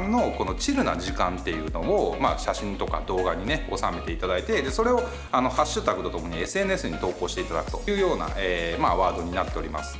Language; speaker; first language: Japanese; native; Japanese